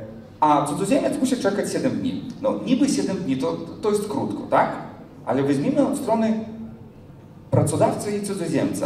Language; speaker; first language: Polish; non-native, fluent; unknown